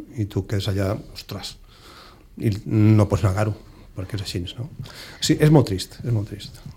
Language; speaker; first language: Catalan; native; Catalan